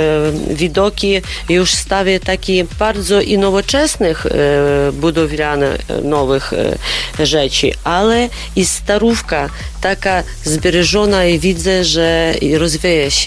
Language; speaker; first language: Polish; non-native, learner; Ukrainian